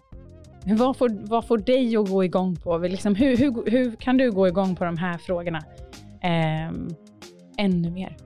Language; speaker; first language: Swedish; native; Swedish